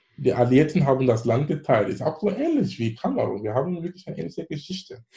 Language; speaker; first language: German; non-native, fluent; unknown